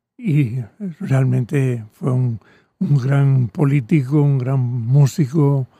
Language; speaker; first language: Spanish; early bilingual, other home language; Catalan